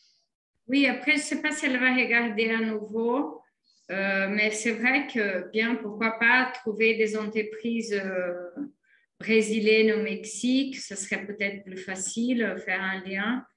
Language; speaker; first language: French; non-native, fluent; Portuguese